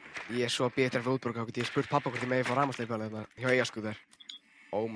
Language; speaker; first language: Icelandic; native; Icelandic